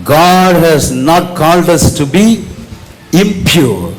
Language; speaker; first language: English; non-native, local second language; Tamil